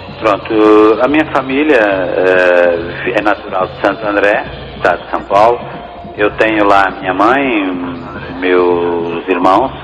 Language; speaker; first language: Portuguese; native; Portuguese